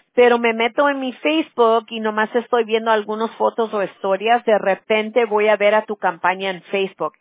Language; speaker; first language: Spanish; early bilingual, heritage; Spanish